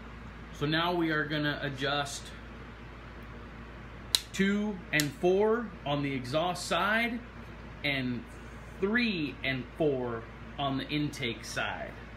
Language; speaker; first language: English; native; English